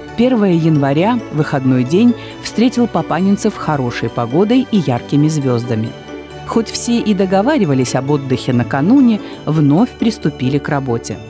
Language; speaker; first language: Russian; native; Russian